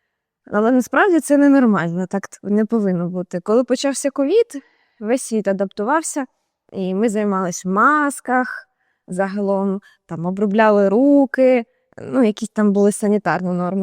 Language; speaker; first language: Ukrainian; native; Ukrainian